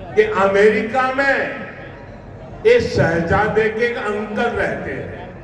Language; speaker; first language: Hindi; non-native, local second language; Gujarati